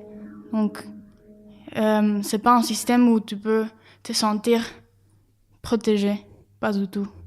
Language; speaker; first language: French; non-native, fluent; Spanish